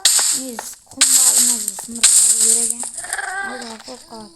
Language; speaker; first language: Kazakh; native; Kazakh